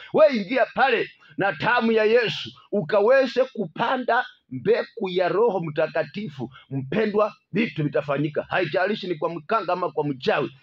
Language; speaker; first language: Swahili; non-native, local second language; Luyia